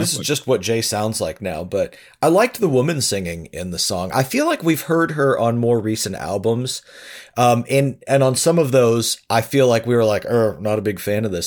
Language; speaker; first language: English; native; English